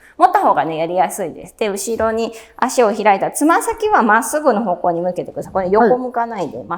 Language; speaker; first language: Japanese; native; Japanese